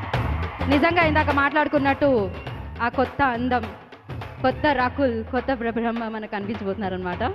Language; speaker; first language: Telugu; native; Telugu